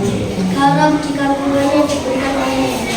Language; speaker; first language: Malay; non-native, local second language; Javanese